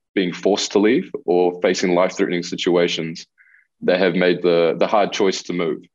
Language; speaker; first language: English; non-native, local second language; Spanish